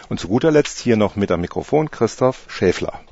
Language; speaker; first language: German; native; German